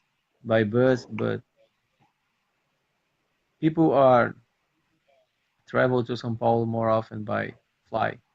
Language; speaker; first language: English; non-native, fluent; Portuguese